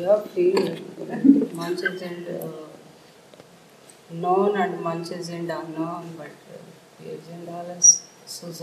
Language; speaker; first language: German; non-native, learner; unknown